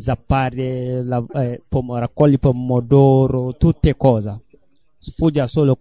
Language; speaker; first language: Italian; non-native, learner; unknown